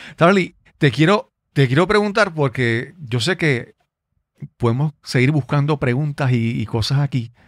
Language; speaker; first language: Spanish; native; Spanish